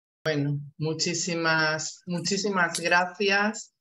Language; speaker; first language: Spanish; native; Spanish